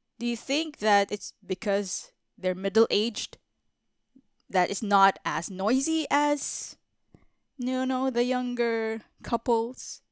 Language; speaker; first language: English; non-native, local second language; Filipino